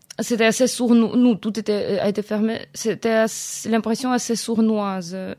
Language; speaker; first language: French; non-native, fluent; Ukrainian